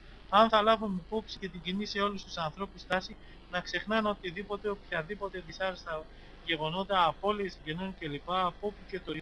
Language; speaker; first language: Greek; native; Greek